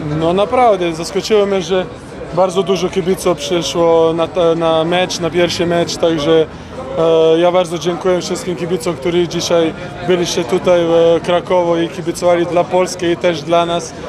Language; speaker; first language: Polish; non-native, learner; Slovenian